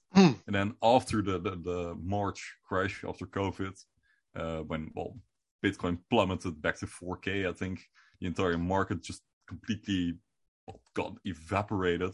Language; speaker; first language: English; non-native, fluent; Dutch